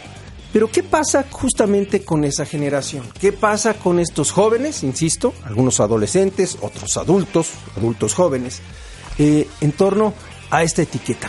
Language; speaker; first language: Spanish; native; Spanish